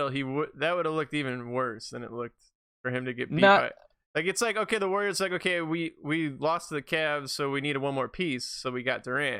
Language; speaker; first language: English; native; English